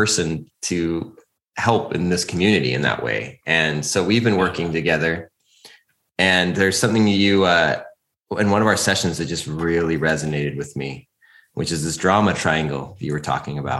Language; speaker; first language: English; native; English